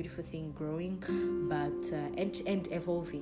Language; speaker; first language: English; non-native, local second language; Kinyarwanda